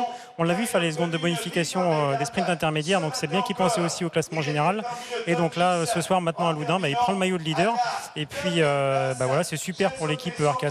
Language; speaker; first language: French; native; French